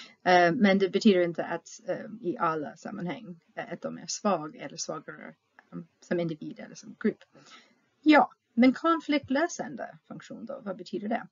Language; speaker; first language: Swedish; non-native, fluent; English